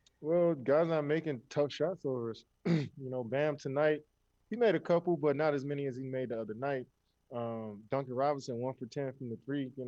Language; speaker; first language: English; native; English